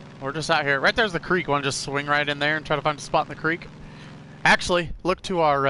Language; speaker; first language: English; native; English